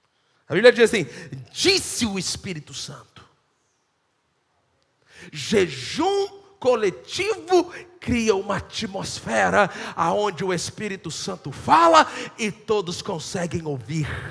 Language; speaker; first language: Portuguese; native; Portuguese